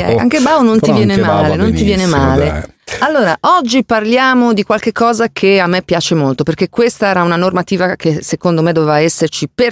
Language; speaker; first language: Italian; native; Italian